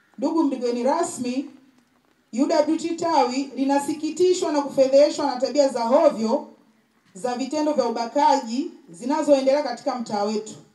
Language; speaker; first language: Swahili; native; Swahili